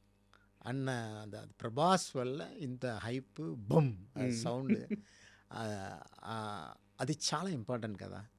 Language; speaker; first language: Telugu; non-native, fluent; Tamil